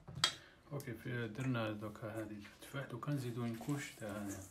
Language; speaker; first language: Arabic; native; Arabic